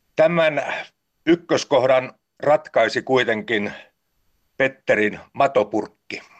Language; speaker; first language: Finnish; native; Finnish